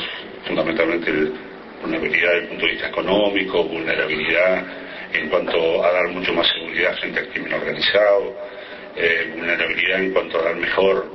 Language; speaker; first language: Spanish; native; Spanish